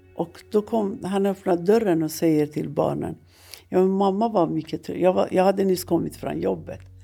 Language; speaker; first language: Swedish; non-native, fluent; Persian